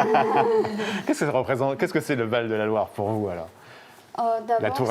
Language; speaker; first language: French; native; French